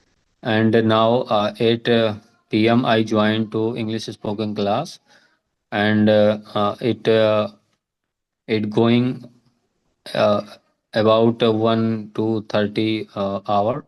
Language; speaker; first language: English; non-native, learner; Hindi